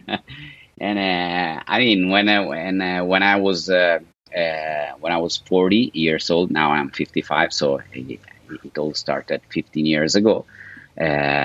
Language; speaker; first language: English; non-native, fluent; Italian